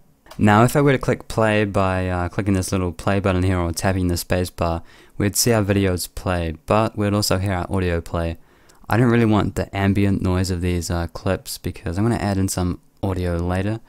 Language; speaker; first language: English; native; English